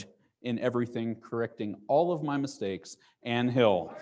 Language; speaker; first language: English; native; English